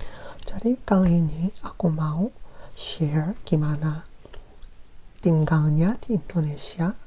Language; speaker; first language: Indonesian; non-native, fluent; Korean